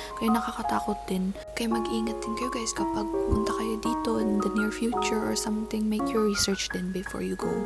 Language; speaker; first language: Filipino; non-native, local second language; Iloko